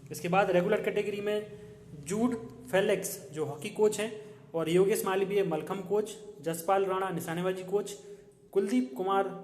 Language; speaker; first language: Hindi; native; Hindi